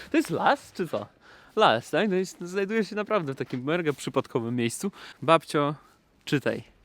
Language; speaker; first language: Polish; non-native, fluent; Russian